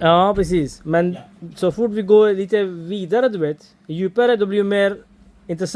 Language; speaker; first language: Swedish; non-native, fluent; Urdu